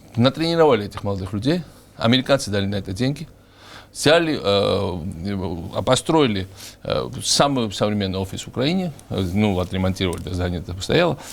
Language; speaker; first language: Russian; non-native, local second language; Georgian